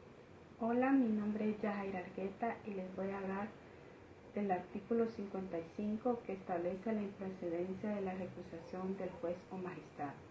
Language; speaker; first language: Spanish; native; Spanish